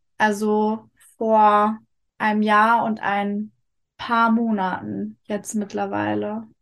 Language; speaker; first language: German; native; German